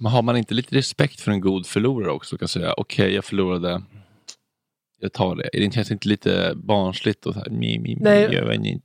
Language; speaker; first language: Swedish; native; Swedish